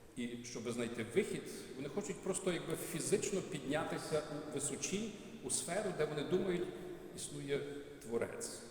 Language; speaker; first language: Ukrainian; native; Ukrainian